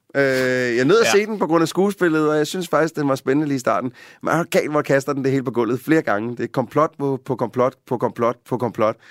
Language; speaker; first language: Danish; native; Danish